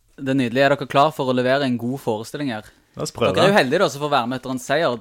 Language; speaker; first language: Norwegian; native; Norwegian